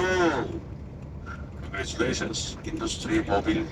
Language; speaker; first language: Indonesian; non-native, fluent; Turkish